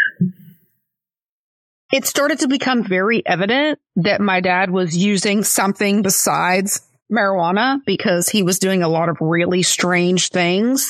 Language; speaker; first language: English; native; English